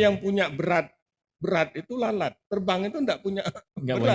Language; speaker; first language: Indonesian; native; Indonesian